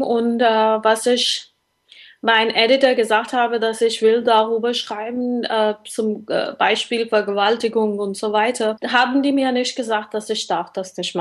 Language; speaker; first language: German; non-native, learner; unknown